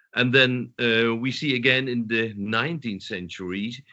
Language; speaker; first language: English; non-native, fluent; Dutch